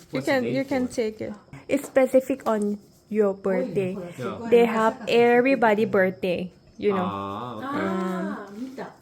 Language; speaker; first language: English; non-native, learner; Thai